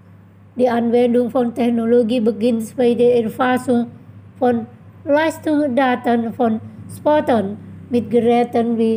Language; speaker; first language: German; non-native, fluent; Indonesian